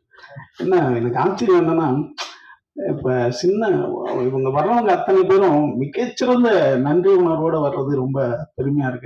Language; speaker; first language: Tamil; native; Tamil